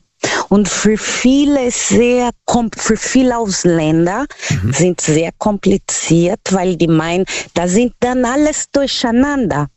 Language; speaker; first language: German; non-native, learner; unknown